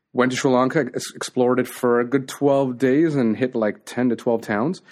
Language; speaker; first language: English; native; English